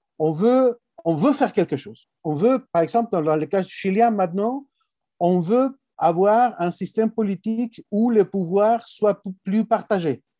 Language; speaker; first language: French; non-native, fluent; Spanish